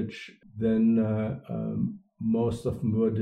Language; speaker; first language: English; non-native, fluent; German